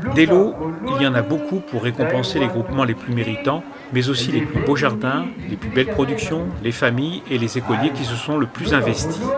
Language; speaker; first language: French; native; French